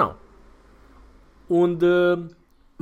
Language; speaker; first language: German; non-native, fluent; Romanian